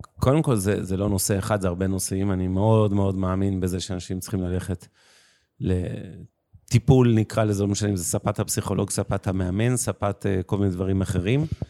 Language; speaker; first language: Hebrew; native; Hebrew